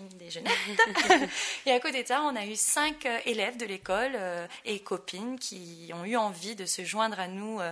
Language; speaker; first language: French; native; French